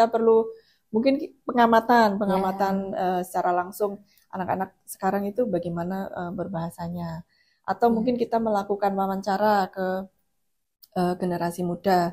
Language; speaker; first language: Indonesian; non-native, local second language; Javanese